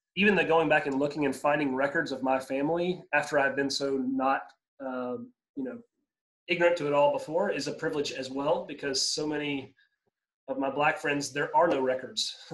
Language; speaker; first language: English; native; English